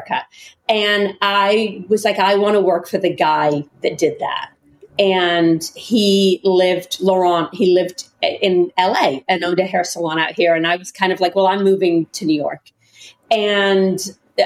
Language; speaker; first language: English; native; English